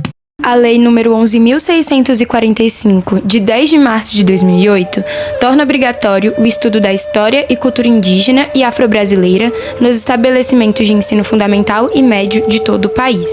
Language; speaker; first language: Portuguese; native; Portuguese